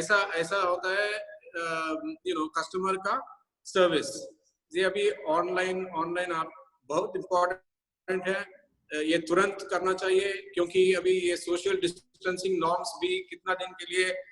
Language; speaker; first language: Hindi; non-native, local second language; Tamil